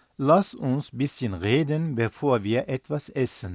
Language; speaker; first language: German; non-native, fluent; Turkish